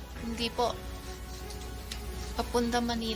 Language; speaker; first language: Filipino; non-native, learner; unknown